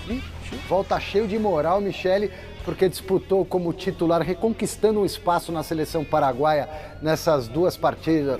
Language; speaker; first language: Portuguese; native; Portuguese